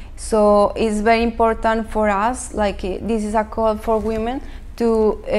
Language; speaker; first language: English; non-native, fluent; Spanish